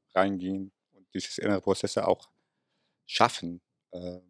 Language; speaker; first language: German; non-native, fluent; Arabic